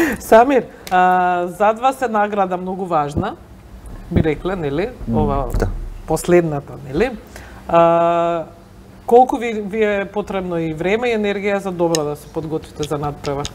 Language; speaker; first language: Macedonian; native; Macedonian